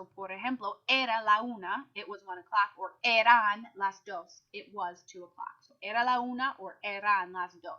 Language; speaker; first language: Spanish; non-native, fluent; English